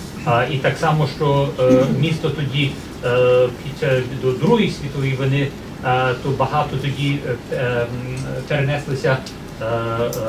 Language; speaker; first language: Ukrainian; early bilingual, heritage; Ukrainian